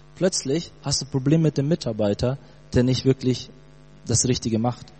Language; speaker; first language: German; early bilingual, other home language; Portuguese